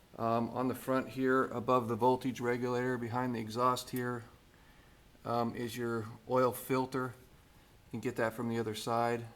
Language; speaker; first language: English; native; English